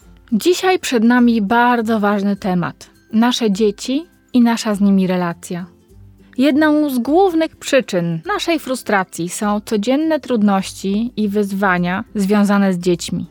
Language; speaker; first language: Polish; native; Polish